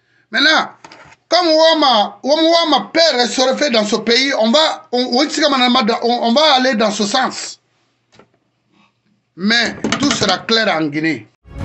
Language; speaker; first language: French; non-native, local second language; Susu